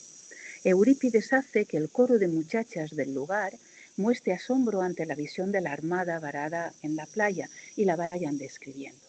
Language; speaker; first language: Spanish; native; Spanish